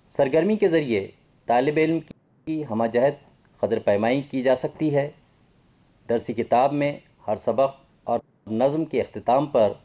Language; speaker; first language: Urdu; native; Urdu